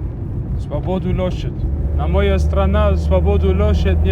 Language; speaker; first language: Russian; non-native, learner; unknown